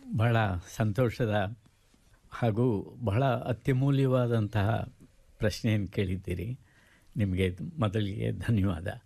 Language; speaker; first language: Kannada; native; Kannada